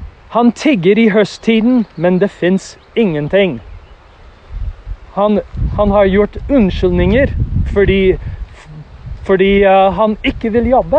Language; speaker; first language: Norwegian; non-native, fluent; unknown